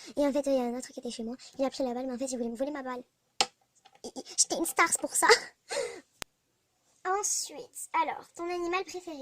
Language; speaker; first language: French; native; French